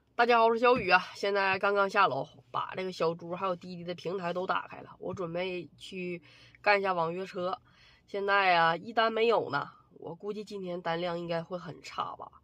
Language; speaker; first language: Chinese; native; Chinese